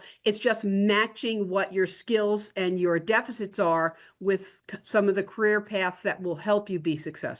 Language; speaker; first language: English; native; English